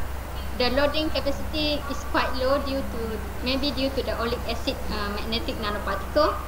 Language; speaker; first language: English; non-native, local second language; Malay